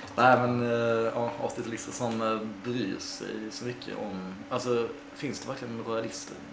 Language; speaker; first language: Swedish; native; Swedish